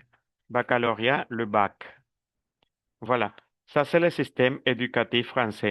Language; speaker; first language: French; non-native, fluent; Spanish